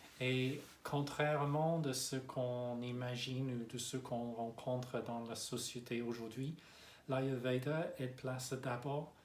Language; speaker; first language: French; non-native, fluent; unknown